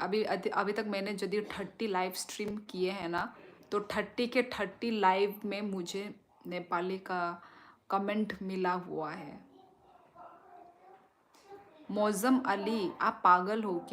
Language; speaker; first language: Hindi; non-native, local second language; Kok Borok